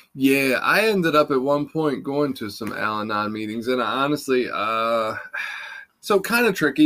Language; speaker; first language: English; native; English